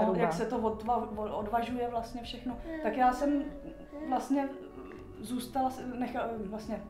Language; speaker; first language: Czech; native; Czech